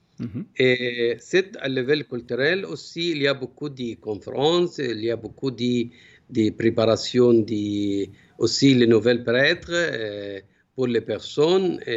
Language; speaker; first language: French; non-native, learner; Arabic